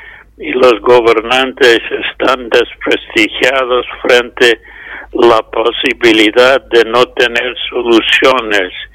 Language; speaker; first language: Spanish; non-native, fluent; English